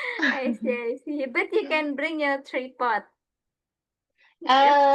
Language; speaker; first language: English; non-native, fluent; Indonesian